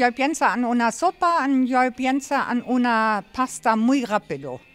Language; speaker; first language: Spanish; non-native, learner; German